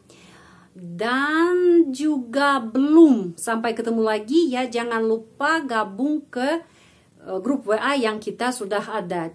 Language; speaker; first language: Indonesian; non-native, fluent; Russian